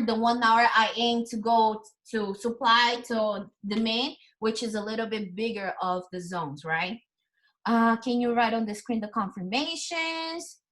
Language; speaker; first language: English; non-native, fluent; Portuguese